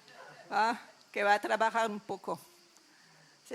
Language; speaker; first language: French; native; French